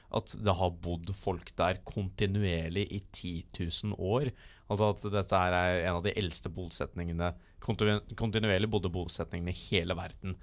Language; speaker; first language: Norwegian; native; Norwegian